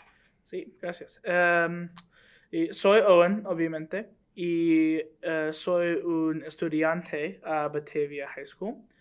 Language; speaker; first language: Spanish; non-native, learner; English